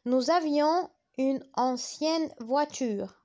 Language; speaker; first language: French; non-native, fluent; Arabic